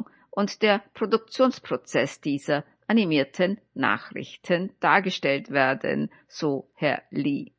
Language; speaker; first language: German; native; German